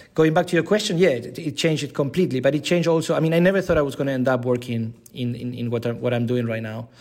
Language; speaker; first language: English; non-native, fluent; Spanish